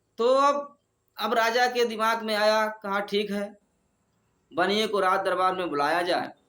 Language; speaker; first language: Hindi; native; Hindi